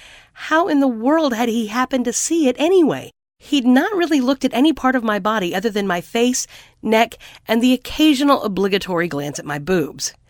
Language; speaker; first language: English; native; English